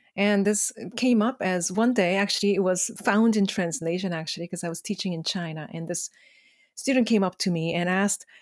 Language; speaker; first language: English; non-native, fluent; Korean